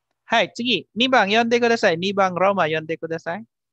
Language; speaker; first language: Japanese; non-native, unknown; Filipino